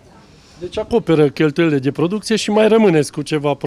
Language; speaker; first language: Romanian; native; Romanian